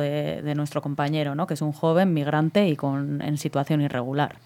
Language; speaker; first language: Spanish; native; Spanish